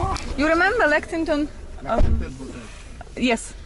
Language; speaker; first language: English; non-native, learner; Russian